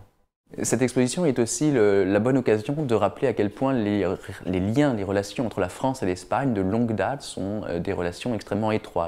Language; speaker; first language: French; native; French